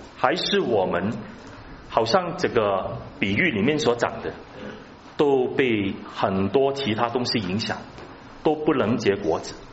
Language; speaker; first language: Chinese; non-native, local second language; Cantonese